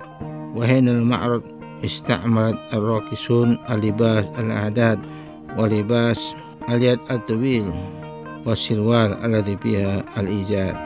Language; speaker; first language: Arabic; non-native, fluent; Indonesian